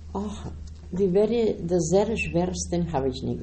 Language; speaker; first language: German; non-native, learner; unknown